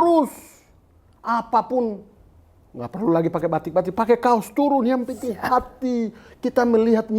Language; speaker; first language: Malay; non-native, local second language; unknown